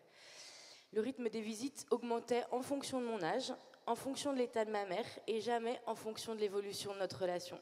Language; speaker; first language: French; native; French